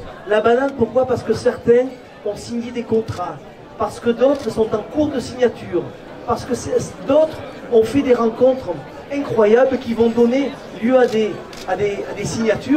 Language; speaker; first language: French; native; French